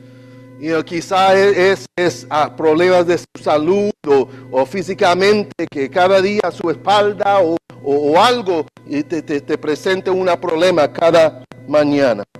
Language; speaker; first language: Spanish; non-native, learner; English